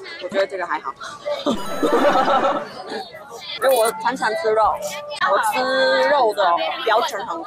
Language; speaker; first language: Chinese; non-native, fluent; Mongolian